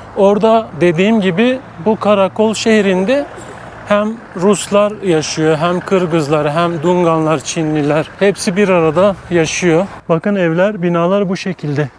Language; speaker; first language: Turkish; native; Turkish